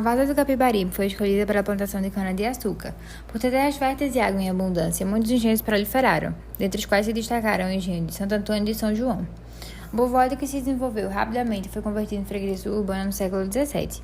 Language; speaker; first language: Portuguese; native; Portuguese